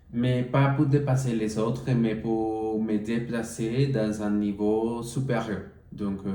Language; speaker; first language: French; non-native, learner; Spanish